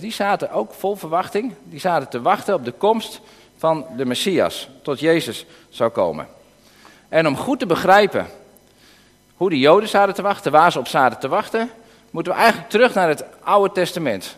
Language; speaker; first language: Dutch; native; Dutch